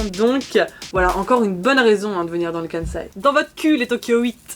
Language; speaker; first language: French; native; French